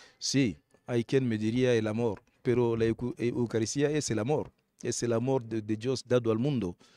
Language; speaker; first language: Spanish; non-native, fluent; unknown